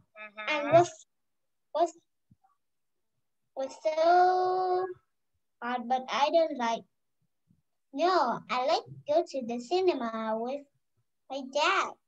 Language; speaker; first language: English; non-native, learner; Vietnamese